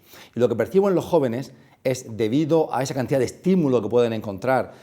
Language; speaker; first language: Spanish; native; Spanish